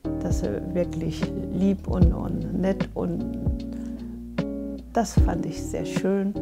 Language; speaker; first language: German; non-native, fluent; Korean